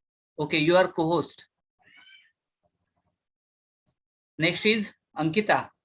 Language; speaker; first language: English; non-native, local second language; Marathi